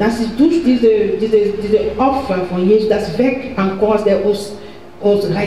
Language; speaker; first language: German; non-native, learner; French